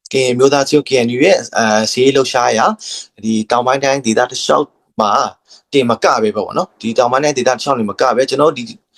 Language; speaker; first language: Burmese; non-native, local second language; S'gaw Karen